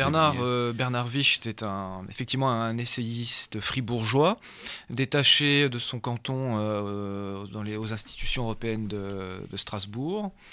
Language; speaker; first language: French; native; French